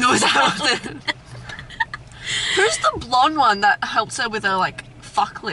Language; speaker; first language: English; native; English